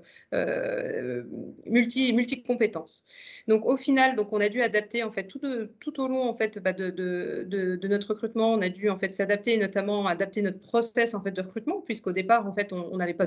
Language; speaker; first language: French; native; French